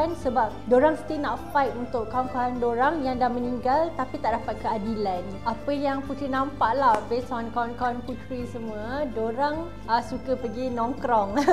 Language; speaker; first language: Malay; native; Malay